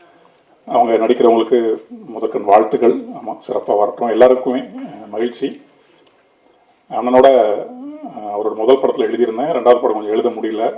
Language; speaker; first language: Tamil; native; Tamil